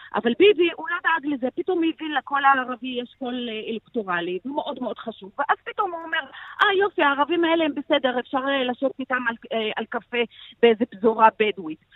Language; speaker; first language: Hebrew; non-native, local second language; Arabic